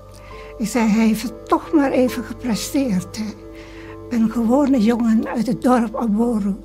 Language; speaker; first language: Dutch; early bilingual, other home language; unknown